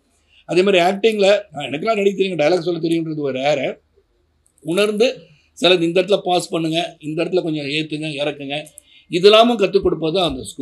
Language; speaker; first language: Tamil; native; Tamil